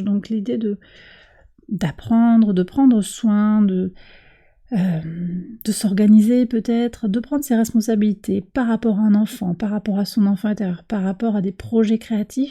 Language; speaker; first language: French; native; French